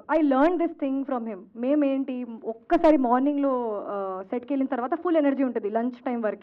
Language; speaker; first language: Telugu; non-native, fluent; Hindi